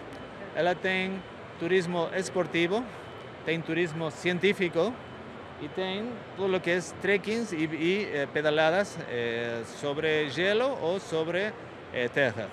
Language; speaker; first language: Portuguese; non-native, fluent; Spanish